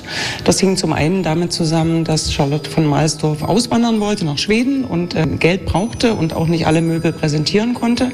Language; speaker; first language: German; native; German